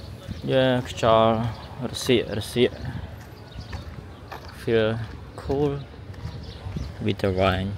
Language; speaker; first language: English; non-native, learner; Khmer